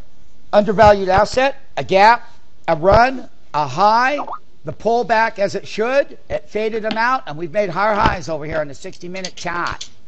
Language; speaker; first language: English; native; English